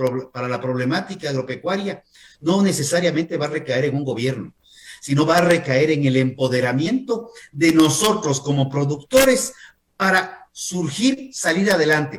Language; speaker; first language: Spanish; native; Spanish